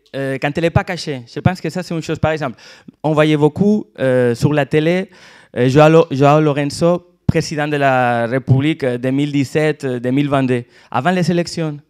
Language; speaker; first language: French; non-native, fluent; Catalan